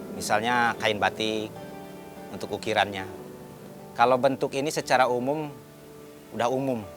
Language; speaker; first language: Indonesian; non-native, local second language; Sundanese